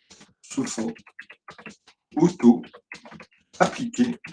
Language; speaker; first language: French; native; French